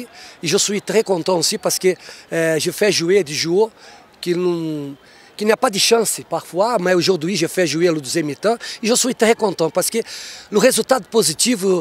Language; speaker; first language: French; non-native, fluent; Portuguese